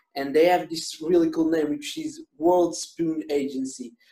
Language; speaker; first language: English; non-native, fluent; Portuguese